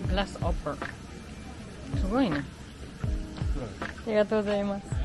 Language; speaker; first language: Japanese; non-native, fluent; French